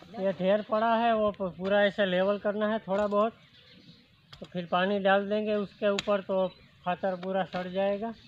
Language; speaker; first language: Hindi; non-native, local second language; Gujarati